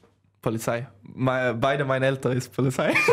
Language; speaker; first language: German; non-native, learner; Swedish